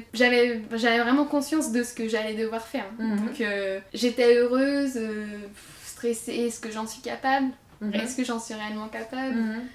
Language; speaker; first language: French; native; French